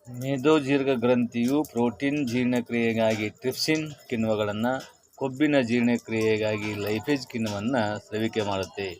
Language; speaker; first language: Kannada; native; Kannada